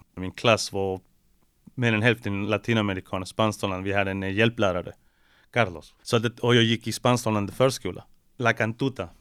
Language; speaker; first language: Swedish; early bilingual, other home language; Spanish